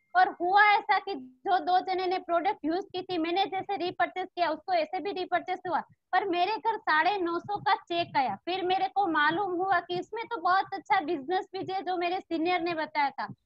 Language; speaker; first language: Hindi; non-native, local second language; Gujarati